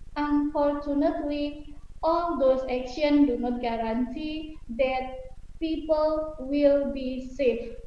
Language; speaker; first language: English; non-native, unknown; Indonesian